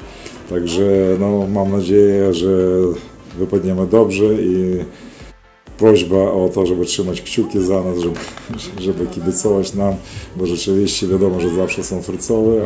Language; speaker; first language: Polish; non-native, fluent; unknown